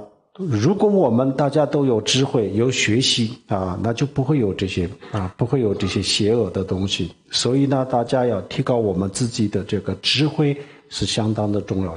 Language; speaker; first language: Chinese; non-native, local second language; Tibetan